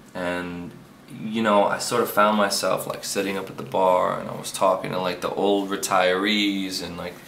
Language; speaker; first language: English; native; English